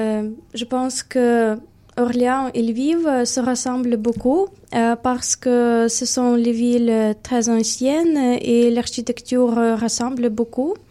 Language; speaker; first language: French; non-native, fluent; Ukrainian